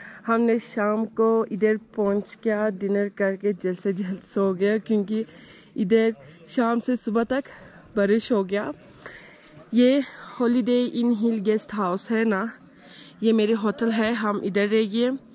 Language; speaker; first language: Urdu; non-native, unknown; Turkish